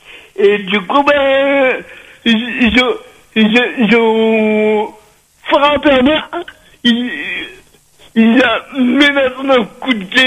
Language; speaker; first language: French; non-native, local second language; Réunion Creole French